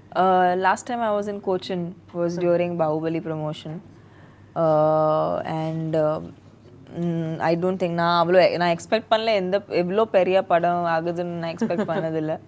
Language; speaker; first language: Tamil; non-native, fluent; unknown